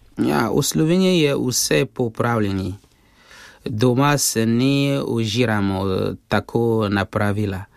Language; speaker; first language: Slovenian; non-native, fluent; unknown